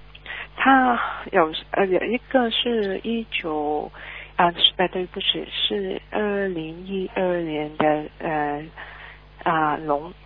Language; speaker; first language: Chinese; early bilingual, heritage; Chinese